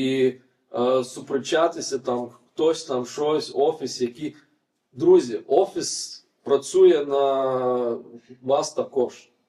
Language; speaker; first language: Ukrainian; non-native, fluent; Lithuanian